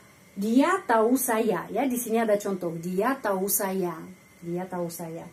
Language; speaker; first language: Indonesian; non-native, fluent; Russian